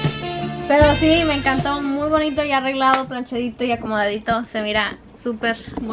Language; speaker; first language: Spanish; native; Spanish